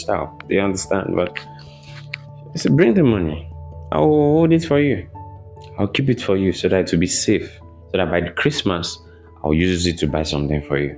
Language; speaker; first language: English; non-native, local second language; Yoruba